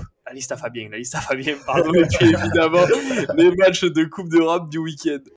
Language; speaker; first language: French; native; French